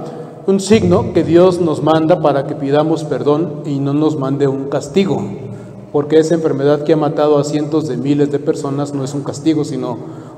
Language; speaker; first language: Spanish; native; Spanish